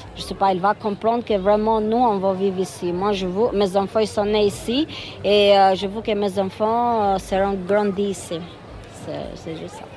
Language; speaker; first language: French; non-native, fluent; Albanian